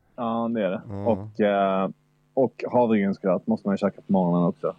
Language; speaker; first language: Swedish; native; Swedish